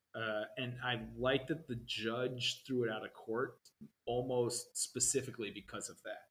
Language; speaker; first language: English; native; English